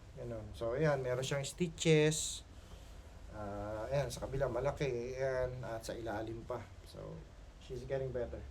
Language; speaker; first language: Filipino; native; Filipino